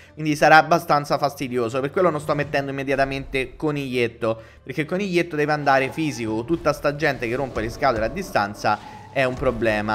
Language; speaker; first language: Italian; native; Italian